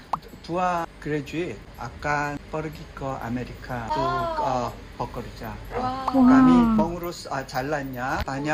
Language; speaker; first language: Indonesian; non-native, learner; Korean